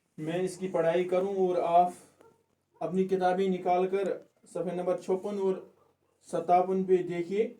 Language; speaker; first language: Urdu; non-native, local second language; Kashmiri